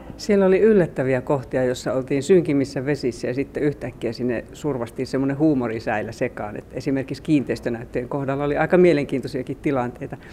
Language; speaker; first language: Finnish; native; Finnish